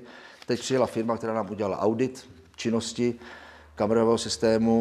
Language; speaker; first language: Czech; native; Czech